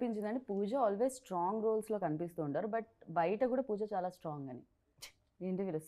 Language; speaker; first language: Telugu; native; Telugu